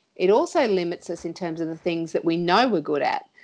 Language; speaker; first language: English; native; English